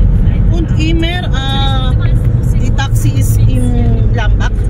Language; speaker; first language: German; non-native, learner; Filipino